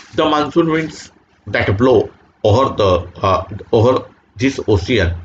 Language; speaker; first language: English; non-native, local second language; Marathi